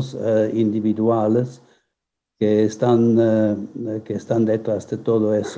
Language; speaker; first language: Spanish; non-native, fluent; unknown